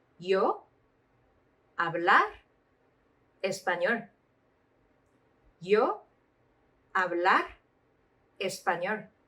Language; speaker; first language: Spanish; non-native, fluent; Korean